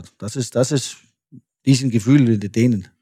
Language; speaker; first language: German; non-native, fluent; Danish